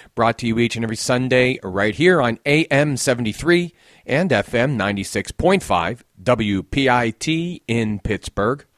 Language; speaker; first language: English; native; English